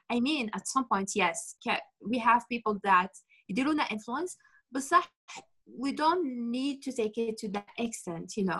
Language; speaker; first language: English; non-native, fluent; Arabic